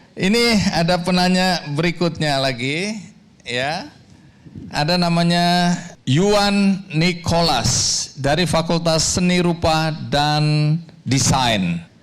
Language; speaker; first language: Indonesian; native; Indonesian